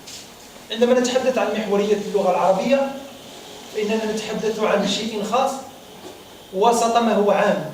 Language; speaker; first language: Arabic; native; Arabic